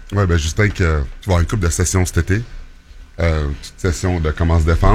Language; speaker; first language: French; native; French